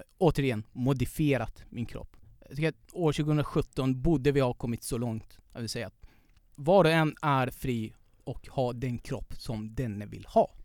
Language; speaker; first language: Swedish; non-native, fluent; Persian